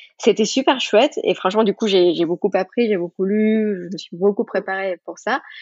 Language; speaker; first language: French; non-native, fluent; Spanish